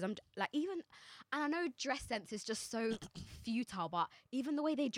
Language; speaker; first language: English; native; English